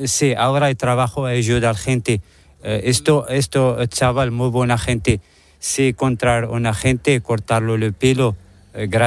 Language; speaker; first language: Spanish; non-native, learner; Arabic